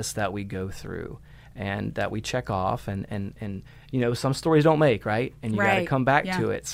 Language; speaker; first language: English; native; English